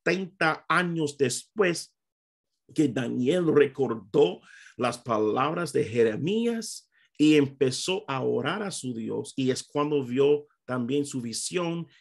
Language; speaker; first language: Spanish; non-native, fluent; English